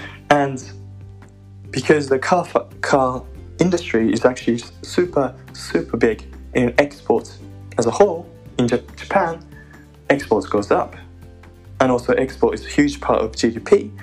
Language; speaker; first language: English; non-native, fluent; Japanese